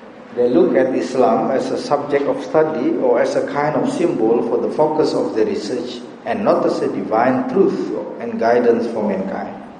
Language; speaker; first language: English; non-native, fluent; Indonesian